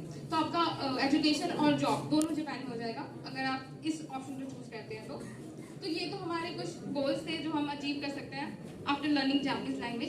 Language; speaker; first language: Hindi; native; Hindi